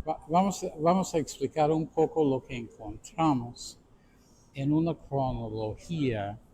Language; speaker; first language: Spanish; non-native, fluent; English